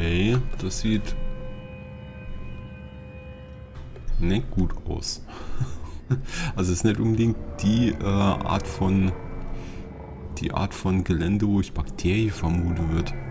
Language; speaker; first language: German; native; German